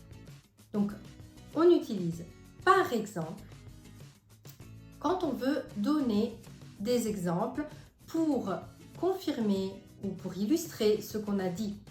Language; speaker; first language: French; non-native, fluent; Italian